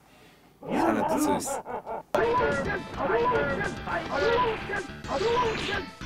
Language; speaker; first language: Japanese; native; Japanese